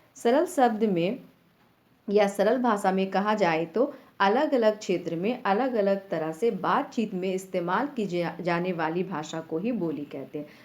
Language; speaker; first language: Hindi; native; Hindi